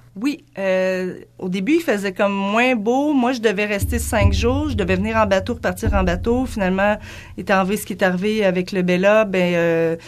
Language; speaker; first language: French; native; French